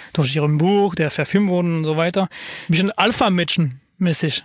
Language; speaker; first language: German; non-native, fluent; French